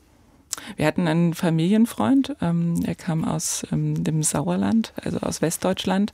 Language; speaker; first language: German; native; German